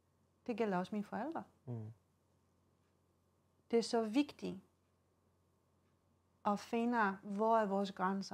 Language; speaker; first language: Danish; non-native, fluent; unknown